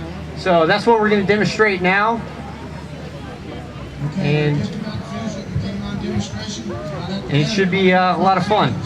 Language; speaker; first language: English; native; English